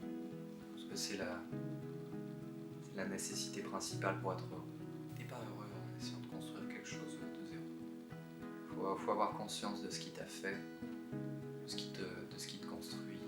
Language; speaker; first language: French; native; French